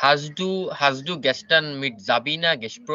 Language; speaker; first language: German; non-native, learner; Bangla